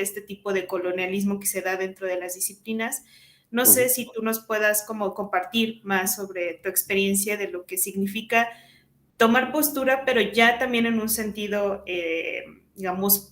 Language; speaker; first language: Spanish; native; Spanish